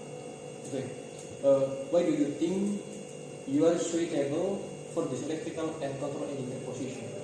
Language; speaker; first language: English; non-native, learner; Indonesian